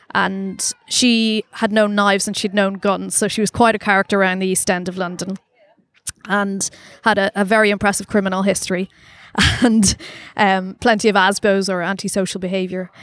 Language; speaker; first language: English; native; English